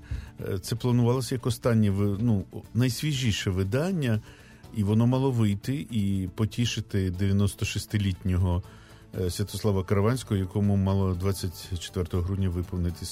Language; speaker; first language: Ukrainian; native; Ukrainian